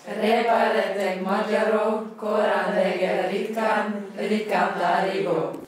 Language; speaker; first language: Hungarian; non-native, learner; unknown